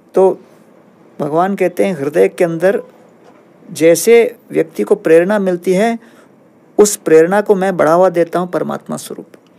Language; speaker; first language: Hindi; non-native, local second language; Tamil